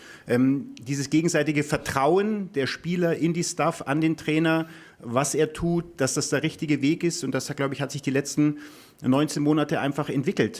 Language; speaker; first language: German; native; German